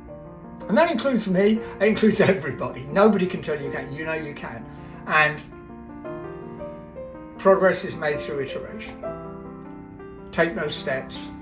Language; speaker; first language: English; native; English